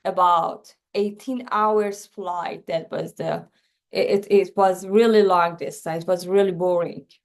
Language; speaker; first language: English; non-native, learner; Persian